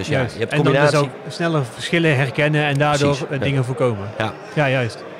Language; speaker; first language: Dutch; native; Dutch